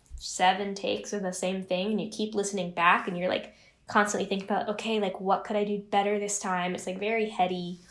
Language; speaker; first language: English; native; English